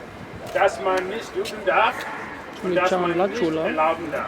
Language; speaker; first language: German; non-native, learner; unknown